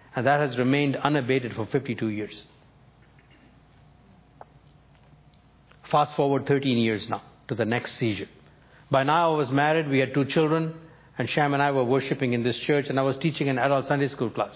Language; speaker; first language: English; non-native, local second language; Tamil